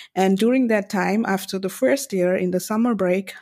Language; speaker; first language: English; non-native, local second language; Malayalam